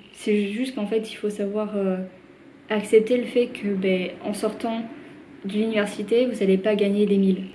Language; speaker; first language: French; native; French